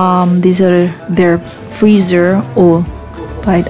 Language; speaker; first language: English; non-native, local second language; Filipino